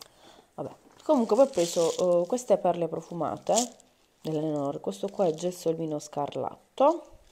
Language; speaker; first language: Italian; native; Italian